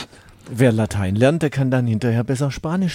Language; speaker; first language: German; native; German